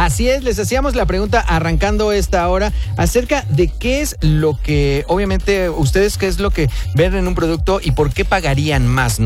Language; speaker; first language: Spanish; native; Spanish